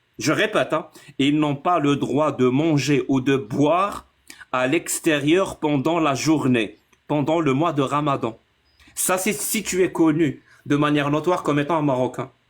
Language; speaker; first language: French; non-native, local second language; Arabic